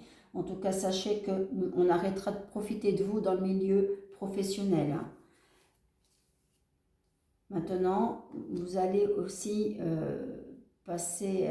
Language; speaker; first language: French; native; French